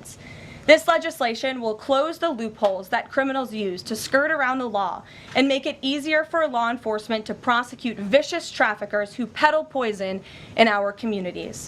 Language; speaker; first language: English; native; English